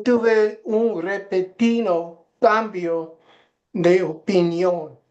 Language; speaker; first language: Spanish; non-native, learner; English